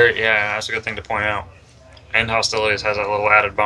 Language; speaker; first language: English; native; English